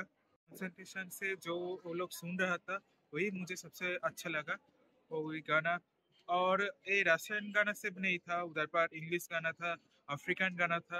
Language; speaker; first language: Hindi; non-native, local second language; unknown